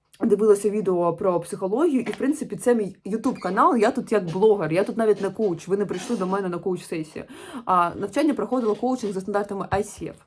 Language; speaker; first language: Ukrainian; non-native, local second language; Russian